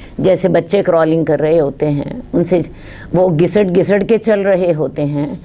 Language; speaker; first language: Urdu; non-native, local second language; Punjabi